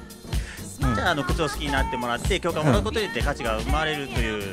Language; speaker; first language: Japanese; native; Japanese